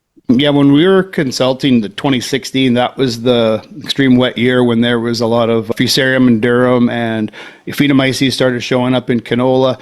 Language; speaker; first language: English; native; English